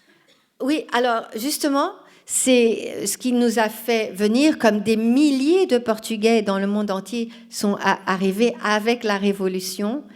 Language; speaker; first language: French; non-native, fluent; Portuguese